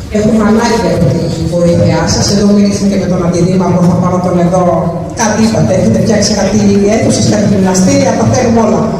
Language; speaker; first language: Greek; early bilingual, other home language; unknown